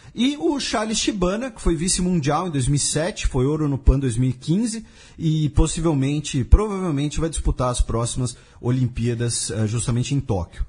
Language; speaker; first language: Portuguese; native; Portuguese